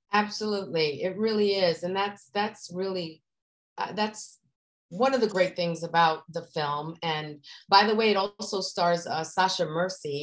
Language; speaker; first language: English; native; English